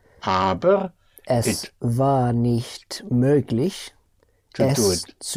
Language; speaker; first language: German; non-native, learner; English